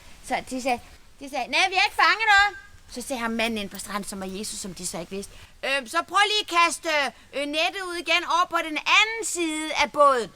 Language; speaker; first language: Danish; native; Danish